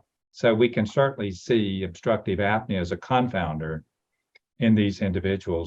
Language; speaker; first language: English; native; English